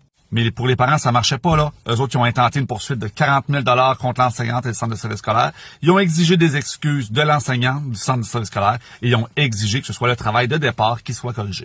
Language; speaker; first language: French; native; French